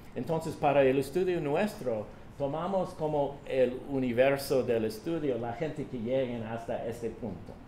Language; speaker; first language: Spanish; non-native, fluent; English